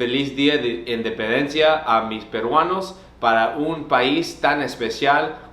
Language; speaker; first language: Spanish; early bilingual, other home language; English